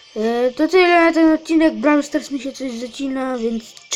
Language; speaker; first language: Polish; native; Polish